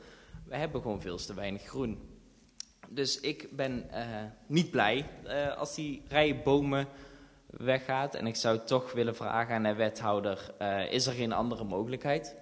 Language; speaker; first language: Dutch; native; Dutch